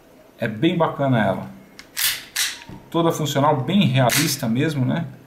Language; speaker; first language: Portuguese; native; Portuguese